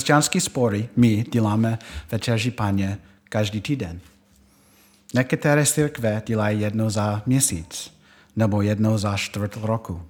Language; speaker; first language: Czech; non-native, fluent; English